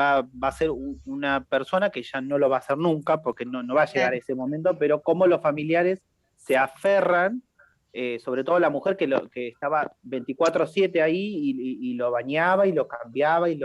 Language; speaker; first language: Spanish; native; Spanish